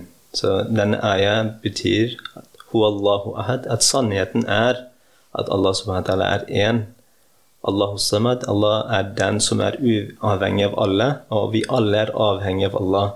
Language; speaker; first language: Norwegian; early bilingual, heritage; Norwegian